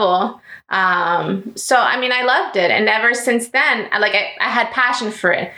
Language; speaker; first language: English; early bilingual, other home language; Greek